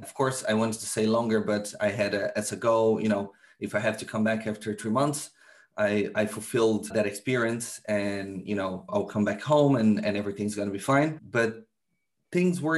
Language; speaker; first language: English; non-native, fluent; Portuguese